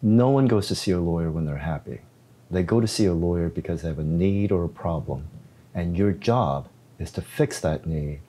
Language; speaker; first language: English; non-native, fluent; Korean